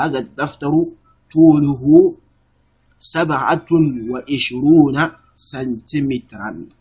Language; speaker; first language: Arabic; non-native, fluent; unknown